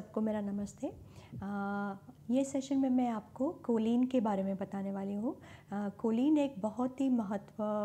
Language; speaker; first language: Hindi; non-native, local second language; Marathi